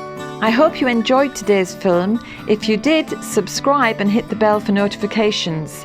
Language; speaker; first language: English; native; English